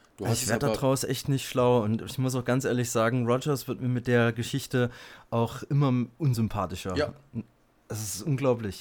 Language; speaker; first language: German; native; German